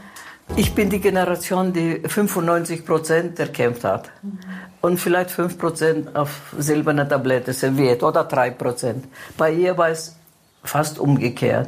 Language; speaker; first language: German; non-native, fluent; Greek